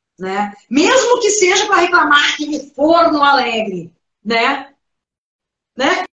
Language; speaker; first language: Portuguese; native; Portuguese